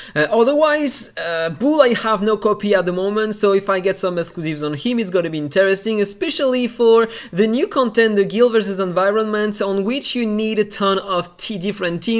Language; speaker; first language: English; non-native, fluent; French